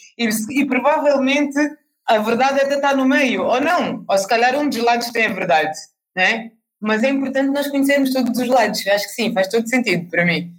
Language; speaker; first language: Portuguese; native; Portuguese